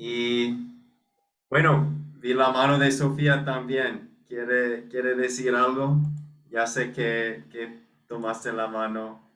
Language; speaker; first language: Spanish; non-native, fluent; English